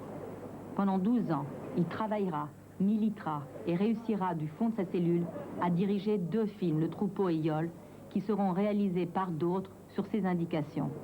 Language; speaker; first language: French; native; French